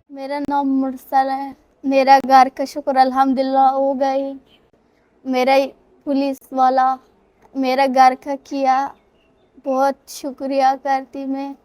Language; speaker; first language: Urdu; non-native, learner; Persian